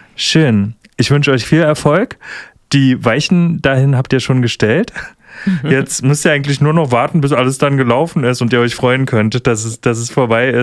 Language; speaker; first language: German; native; German